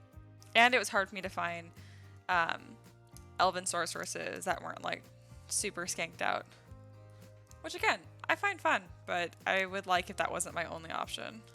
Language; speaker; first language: English; native; English